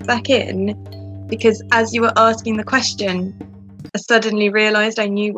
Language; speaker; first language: English; native; English